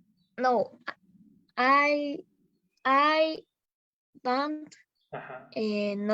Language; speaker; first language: English; non-native, learner; Spanish